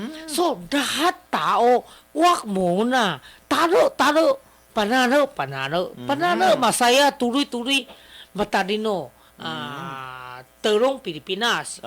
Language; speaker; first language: Filipino; non-native, learner; Chinese